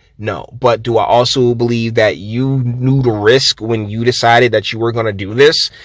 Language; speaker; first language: English; native; English